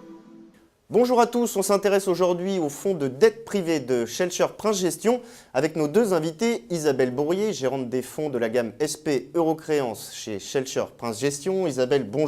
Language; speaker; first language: French; native; French